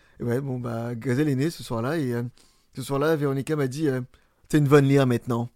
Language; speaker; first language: French; early bilingual, other home language; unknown